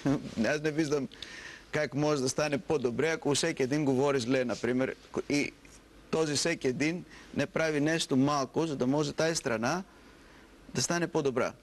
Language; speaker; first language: Bulgarian; non-native, fluent; Greek